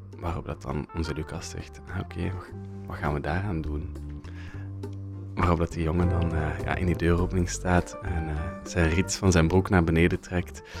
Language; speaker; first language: Dutch; native; Dutch